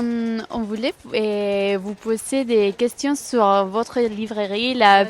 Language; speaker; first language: French; non-native, fluent; Spanish